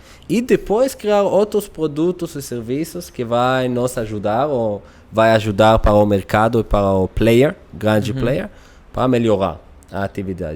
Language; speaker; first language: Portuguese; non-native, learner; Hebrew